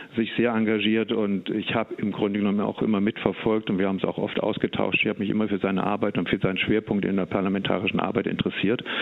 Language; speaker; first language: German; native; German